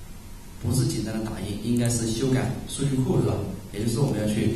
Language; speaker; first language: Chinese; native; Chinese